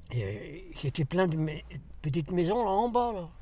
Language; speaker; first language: French; native; French